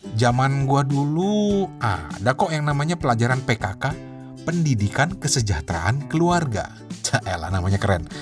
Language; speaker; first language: Indonesian; native; Indonesian